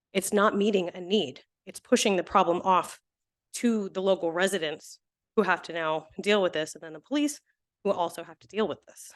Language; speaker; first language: English; native; English